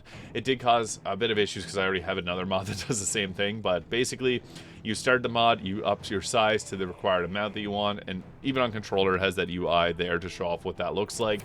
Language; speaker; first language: English; native; English